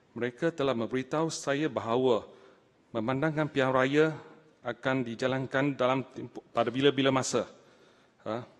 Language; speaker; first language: Malay; non-native, local second language; Chinese